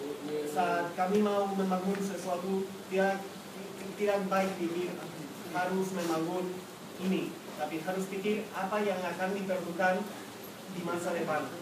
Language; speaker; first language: Indonesian; non-native, fluent; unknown